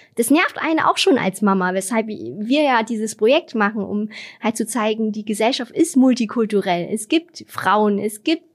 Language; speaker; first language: German; non-native, fluent; Vietnamese